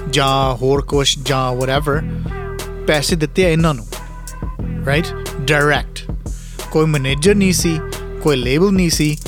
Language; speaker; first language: Punjabi; early bilingual, heritage; Punjabi